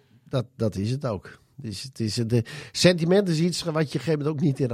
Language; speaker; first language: Dutch; native; Dutch